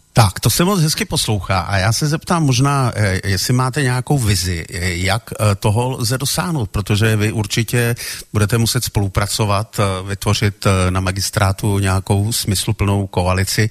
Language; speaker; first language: Czech; native; Czech